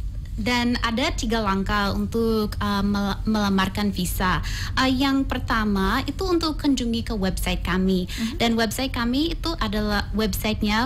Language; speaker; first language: Indonesian; non-native, fluent; English